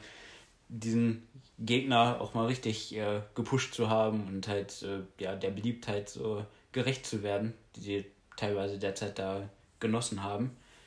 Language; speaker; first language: German; native; German